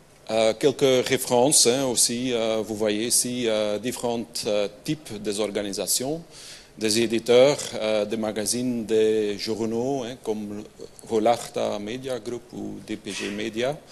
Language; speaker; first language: French; non-native, local second language; Dutch